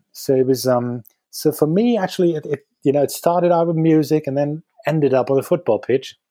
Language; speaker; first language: English; non-native, fluent; German